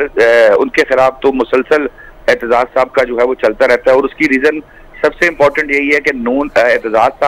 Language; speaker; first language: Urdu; non-native, local second language; Punjabi